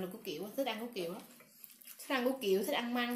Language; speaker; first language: Vietnamese; native; Vietnamese